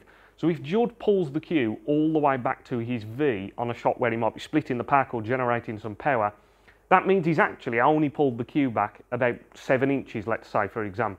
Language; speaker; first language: English; native; English